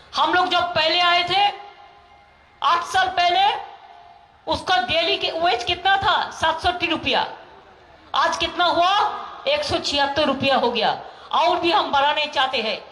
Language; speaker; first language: Hindi; non-native, local second language; Bangla